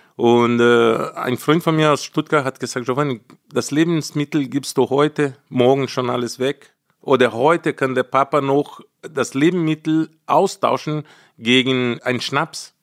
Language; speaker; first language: German; non-native, fluent; Portuguese